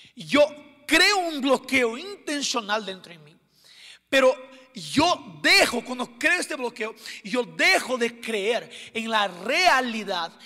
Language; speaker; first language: Spanish; non-native, fluent; Portuguese